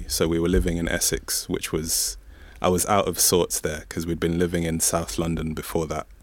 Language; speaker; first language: English; non-native, local second language; Bemba